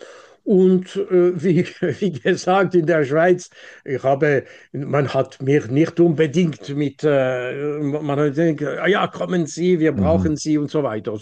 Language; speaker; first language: German; non-native, local second language; French